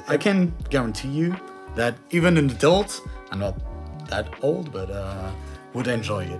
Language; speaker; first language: English; non-native, fluent; French